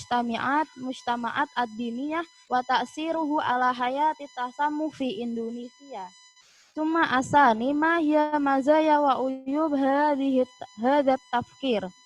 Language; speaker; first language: Arabic; non-native, learner; Indonesian